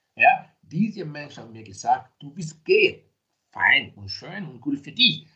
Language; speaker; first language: German; non-native, fluent; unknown